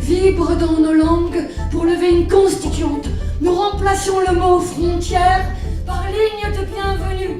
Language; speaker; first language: French; native; French